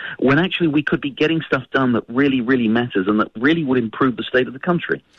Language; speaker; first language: English; native; English